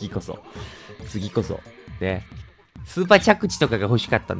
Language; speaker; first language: Japanese; native; Japanese